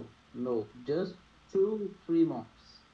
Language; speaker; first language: English; non-native, learner; Portuguese